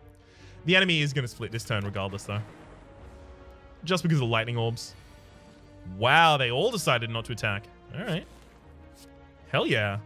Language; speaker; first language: English; native; English